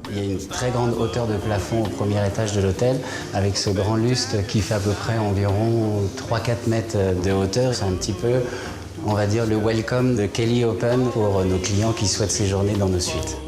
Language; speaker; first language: French; native; French